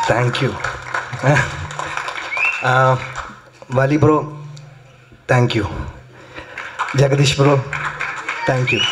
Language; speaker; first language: Tamil; non-native, learner; Malayalam